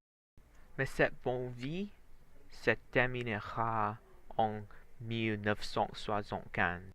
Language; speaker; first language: French; non-native, learner; Vietnamese